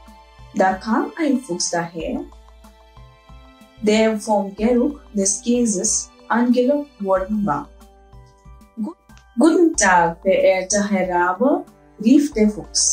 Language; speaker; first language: German; non-native, fluent; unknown